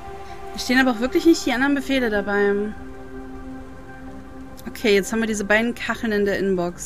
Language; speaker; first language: German; native; German